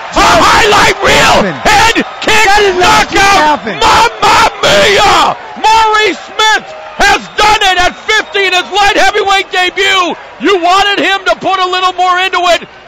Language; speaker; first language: English; native; English